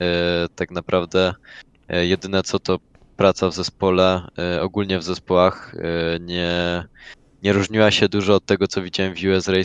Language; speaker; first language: Polish; native; Polish